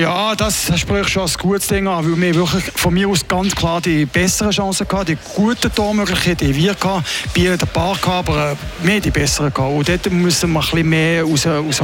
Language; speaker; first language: German; native; German